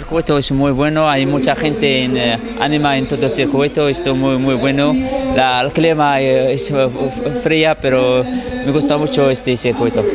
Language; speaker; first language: Spanish; non-native, fluent; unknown